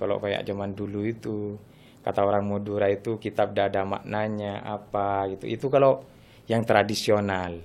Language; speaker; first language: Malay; non-native, local second language; Madurese